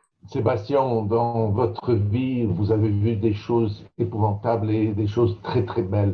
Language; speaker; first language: French; non-native, fluent; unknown